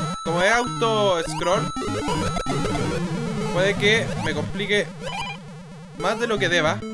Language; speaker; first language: Spanish; native; Spanish